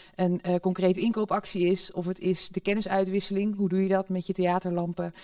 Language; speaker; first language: Dutch; native; Dutch